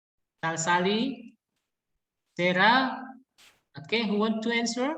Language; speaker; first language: English; non-native, learner; Indonesian